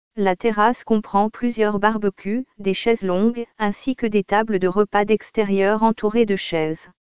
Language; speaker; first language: French; native; French